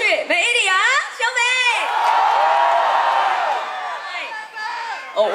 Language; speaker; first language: Chinese; non-native, learner; Japanese